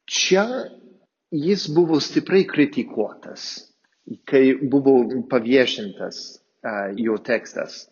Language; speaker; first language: Lithuanian; non-native, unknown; English